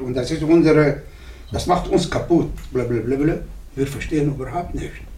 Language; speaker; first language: German; non-native, learner; Arabic